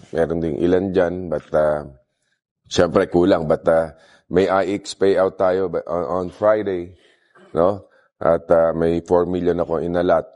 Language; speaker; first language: Filipino; native; Filipino